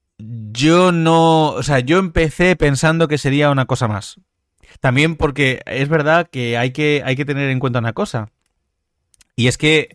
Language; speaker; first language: Spanish; native; Spanish